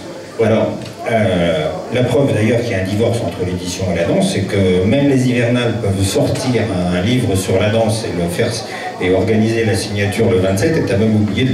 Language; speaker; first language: French; native; French